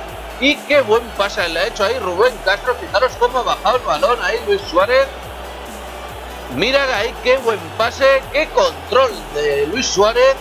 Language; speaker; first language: Spanish; native; Spanish